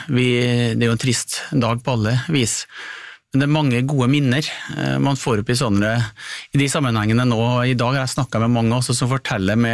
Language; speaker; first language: Norwegian; native; Norwegian